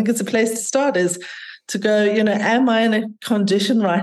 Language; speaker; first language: English; native; English